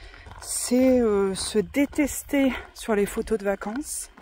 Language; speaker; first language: French; native; French